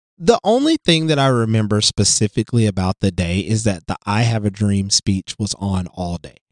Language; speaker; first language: English; native; English